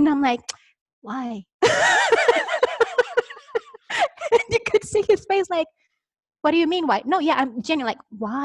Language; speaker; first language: English; non-native, fluent; Spanish